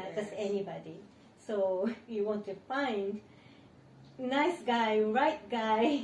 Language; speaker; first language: English; non-native, learner; Japanese